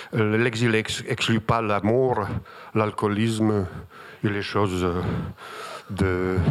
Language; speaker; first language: French; non-native, fluent; Bosnian